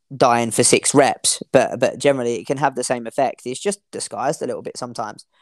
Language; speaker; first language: English; native; English